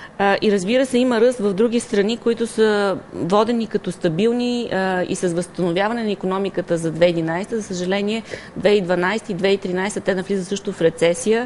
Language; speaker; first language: Bulgarian; native; Bulgarian